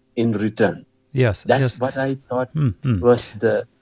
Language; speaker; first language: English; non-native, local second language; Sinhala